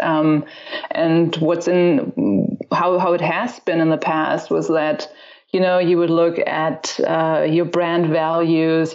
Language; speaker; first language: English; non-native, fluent; German